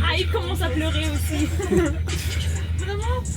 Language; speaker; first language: French; non-native, fluent; German